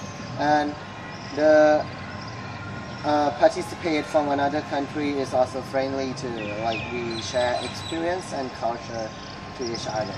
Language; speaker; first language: English; non-native, learner; Thai